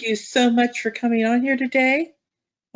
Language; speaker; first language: English; native; English